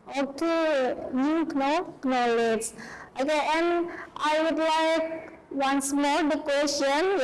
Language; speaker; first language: English; non-native, learner; Indonesian